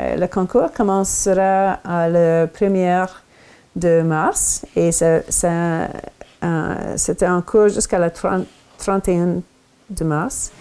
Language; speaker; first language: French; non-native, local second language; English